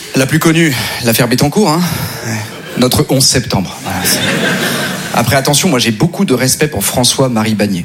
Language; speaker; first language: French; native; French